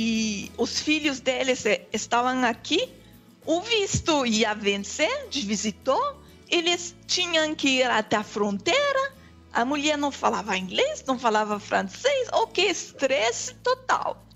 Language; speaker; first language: Portuguese; non-native, fluent; French